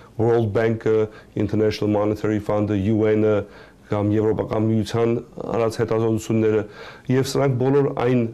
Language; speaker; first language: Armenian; early bilingual, heritage; Armenian